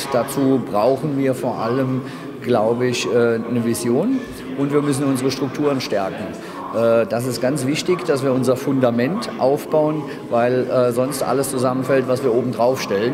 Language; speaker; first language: German; native; German